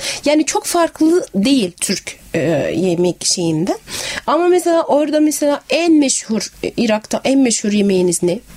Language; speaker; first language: Turkish; non-native, fluent; Arabic